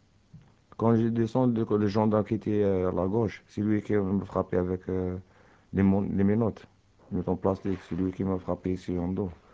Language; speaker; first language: French; non-native, learner; Arabic